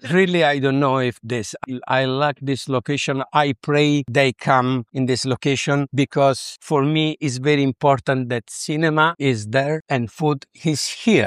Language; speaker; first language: English; non-native, learner; Italian